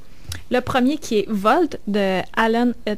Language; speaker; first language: French; native; French